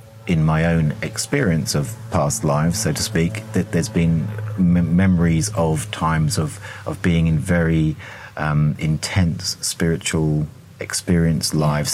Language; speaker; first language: English; native; English